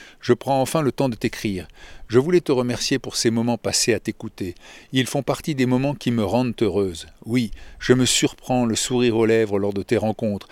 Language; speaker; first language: French; native; French